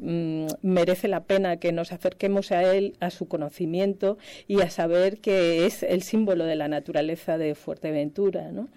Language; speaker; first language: Spanish; native; Spanish